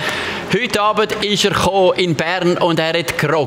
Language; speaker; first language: German; native; German